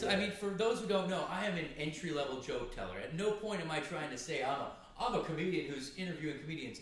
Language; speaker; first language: English; native; English